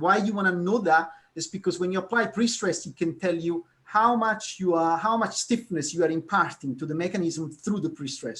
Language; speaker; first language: English; non-native, fluent; Italian